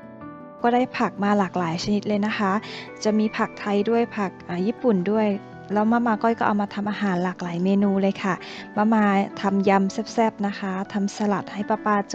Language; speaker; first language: Thai; native; Thai